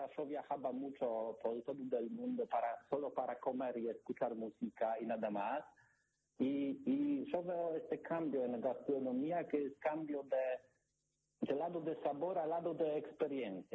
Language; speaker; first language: Spanish; non-native, learner; Polish